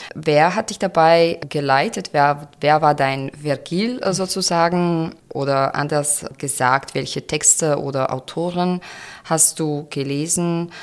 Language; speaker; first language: German; non-native, fluent; Croatian